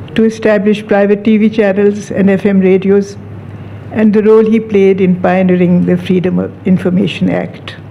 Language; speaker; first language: English; non-native, local second language; Urdu